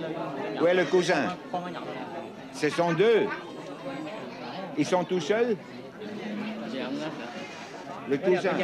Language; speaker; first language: French; non-native, fluent; Swiss German